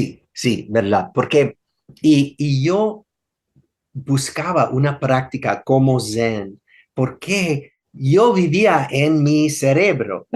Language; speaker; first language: Spanish; non-native, fluent; English